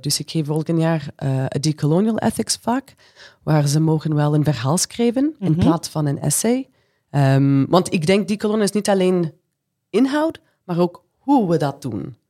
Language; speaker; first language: Dutch; non-native, fluent; English